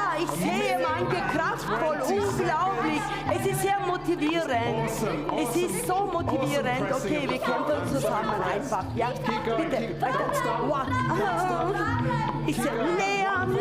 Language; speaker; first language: German; non-native, learner; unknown